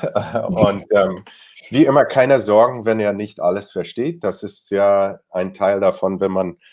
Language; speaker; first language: German; non-native, fluent; English